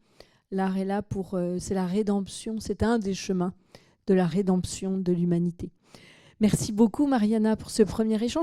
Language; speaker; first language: French; native; French